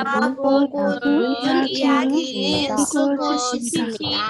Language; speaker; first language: Korean; non-native, learner; Burmese